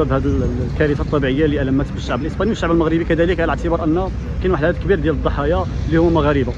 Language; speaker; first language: Arabic; native; Arabic